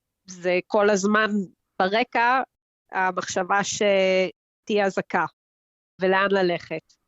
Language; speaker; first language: Hebrew; early bilingual, heritage; Hebrew